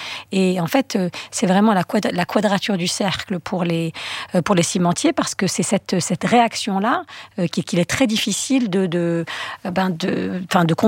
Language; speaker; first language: French; native; French